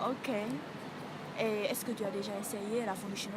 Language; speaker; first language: French; non-native, fluent; Chinese